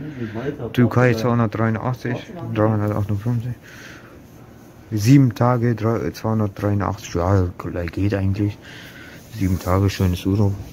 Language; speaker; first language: German; early bilingual, other home language; Turkish